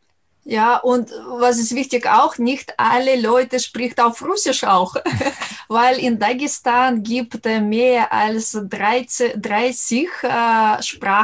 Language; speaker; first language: German; non-native, learner; Russian